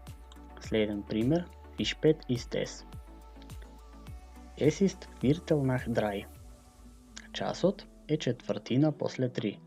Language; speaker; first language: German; non-native, fluent; Macedonian